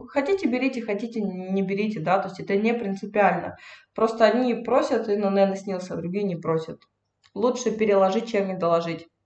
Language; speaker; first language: Russian; native; Russian